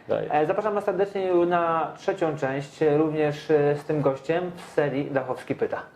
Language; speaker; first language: Polish; native; Polish